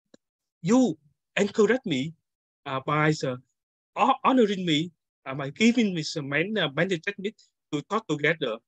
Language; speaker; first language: English; non-native, learner; Vietnamese